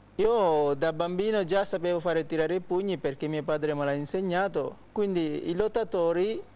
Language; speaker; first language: Italian; non-native, fluent; Wolof